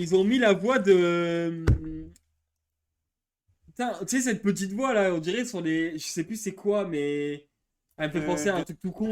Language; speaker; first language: French; native; French